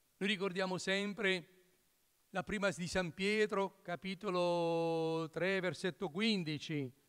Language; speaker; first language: Italian; native; Italian